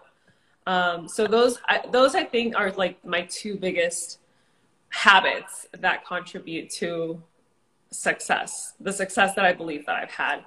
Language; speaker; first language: English; early bilingual, other home language; Spanish